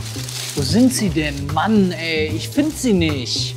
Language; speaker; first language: German; native; German